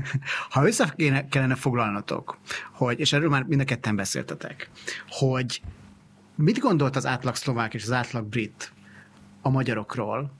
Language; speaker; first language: Hungarian; native; Hungarian